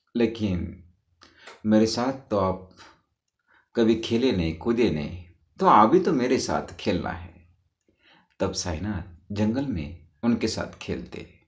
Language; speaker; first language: Hindi; non-native, local second language; Marathi